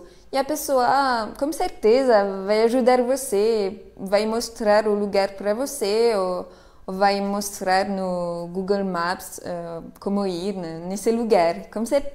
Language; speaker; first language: Portuguese; non-native, fluent; French